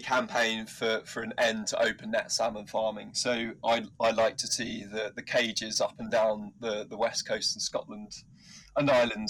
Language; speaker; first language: English; native; English